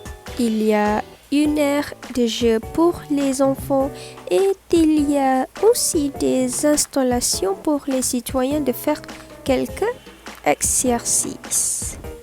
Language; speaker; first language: French; non-native, learner; Malay